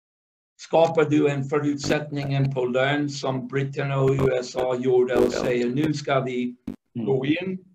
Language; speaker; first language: Swedish; non-native, fluent; English